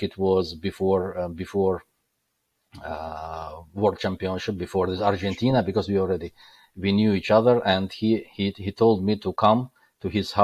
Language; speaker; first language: English; non-native, fluent; Azerbaijani